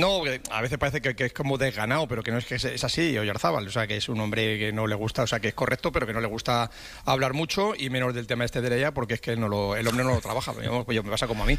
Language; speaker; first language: Spanish; native; Spanish